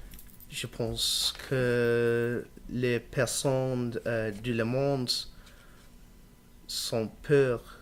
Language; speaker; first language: French; non-native, learner; English